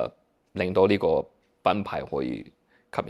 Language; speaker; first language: Cantonese; early bilingual, heritage; Cantonese